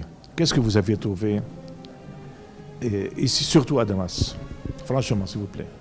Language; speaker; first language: French; non-native, fluent; Arabic